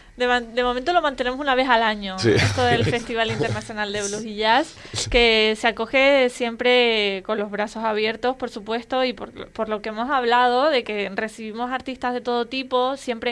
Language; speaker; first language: Spanish; native; Spanish